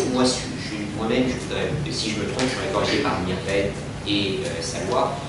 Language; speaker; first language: French; native; French